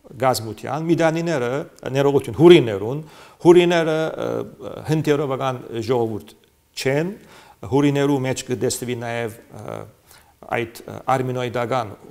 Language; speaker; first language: Armenian; early bilingual, heritage; Armenian